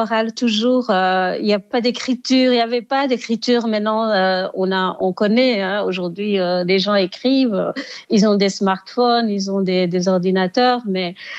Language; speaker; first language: French; non-native, local second language; Rundi